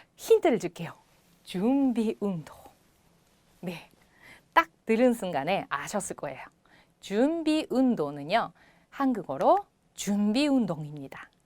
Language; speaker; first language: Korean; non-native, fluent; Japanese